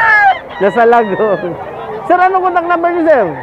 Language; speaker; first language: Filipino; native; Filipino